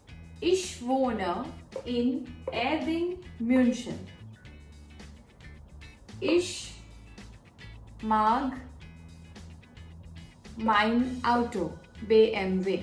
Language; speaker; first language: German; non-native, fluent; Gujarati